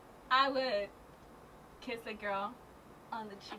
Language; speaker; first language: English; early bilingual, other home language; Spanish